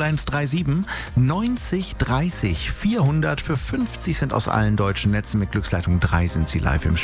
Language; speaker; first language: German; native; German